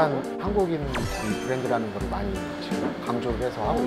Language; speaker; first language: Korean; native; Korean